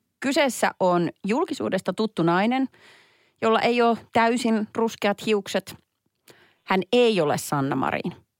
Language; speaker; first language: Finnish; native; Finnish